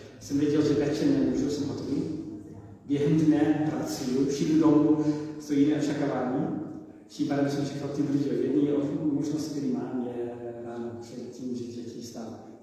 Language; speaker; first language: Czech; non-native, learner; English